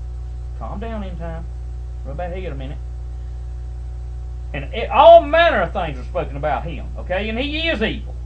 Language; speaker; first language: English; native; English